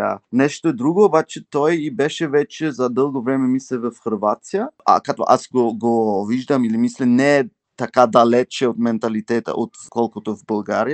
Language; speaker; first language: Bulgarian; early bilingual, heritage; Bulgarian